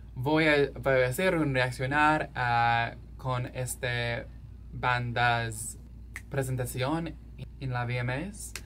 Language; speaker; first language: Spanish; non-native, learner; English